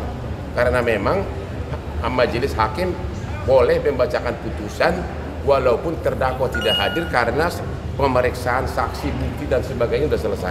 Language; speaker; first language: Indonesian; native; Indonesian